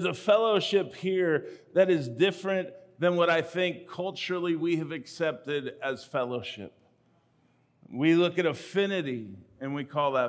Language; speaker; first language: English; native; English